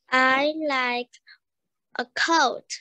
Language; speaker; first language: English; non-native, learner; Vietnamese